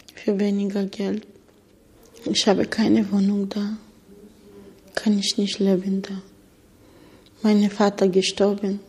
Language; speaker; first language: German; non-native, learner; Bulgarian